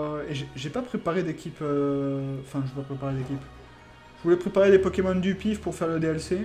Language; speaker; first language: French; native; French